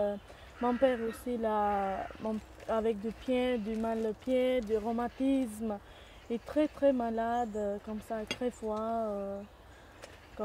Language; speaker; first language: French; non-native, learner; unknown